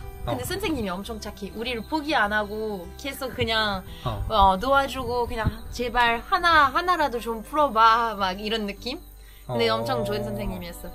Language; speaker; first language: Korean; non-native, fluent; French